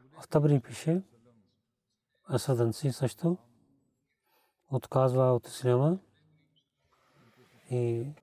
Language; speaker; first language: Bulgarian; non-native, learner; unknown